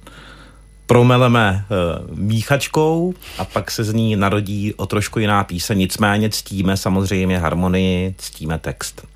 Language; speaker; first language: Czech; native; Czech